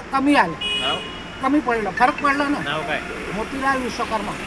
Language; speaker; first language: Marathi; non-native, learner; Hindi